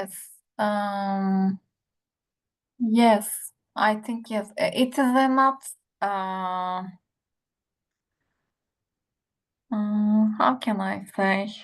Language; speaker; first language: English; non-native, learner; Turkish